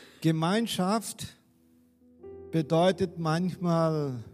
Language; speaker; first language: German; non-native, fluent; Portuguese